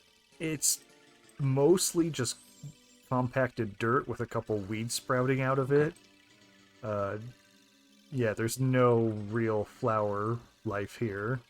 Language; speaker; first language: English; native; English